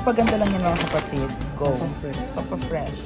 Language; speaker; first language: Filipino; native; Filipino